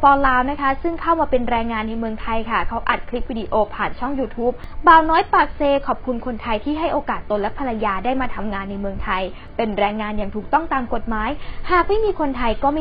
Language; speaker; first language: Thai; native; Thai